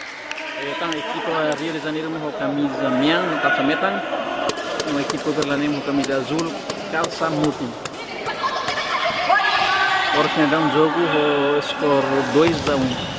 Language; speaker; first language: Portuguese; non-native, local second language; Tetum